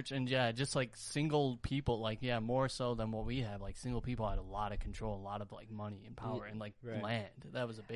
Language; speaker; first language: English; native; English